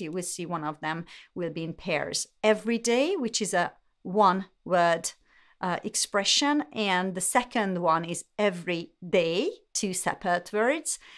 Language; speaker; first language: English; non-native, fluent; Hungarian